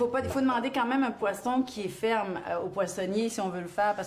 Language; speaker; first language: French; native; French